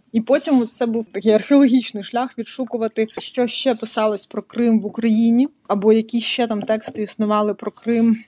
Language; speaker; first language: Ukrainian; non-native, local second language; Russian